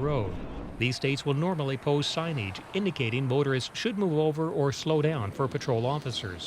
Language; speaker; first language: English; native; English